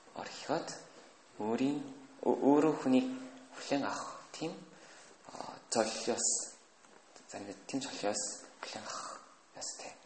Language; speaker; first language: Mongolian; non-native, fluent; Korean